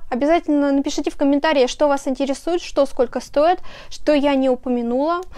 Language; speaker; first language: Russian; native; Russian